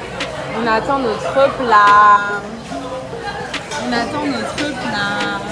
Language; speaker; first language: French; native; French